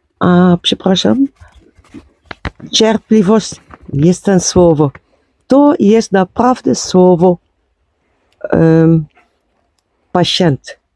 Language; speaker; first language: Polish; non-native, learner; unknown